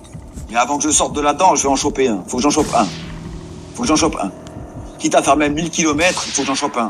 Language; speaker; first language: French; native; French